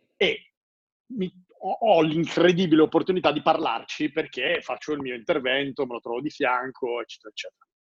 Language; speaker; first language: Italian; native; Italian